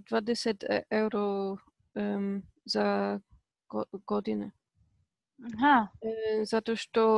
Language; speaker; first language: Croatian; non-native, learner; Polish